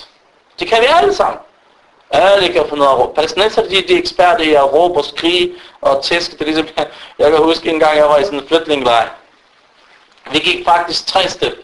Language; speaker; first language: Danish; non-native, fluent; Arabic